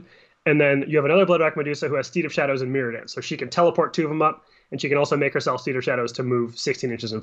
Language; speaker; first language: English; native; English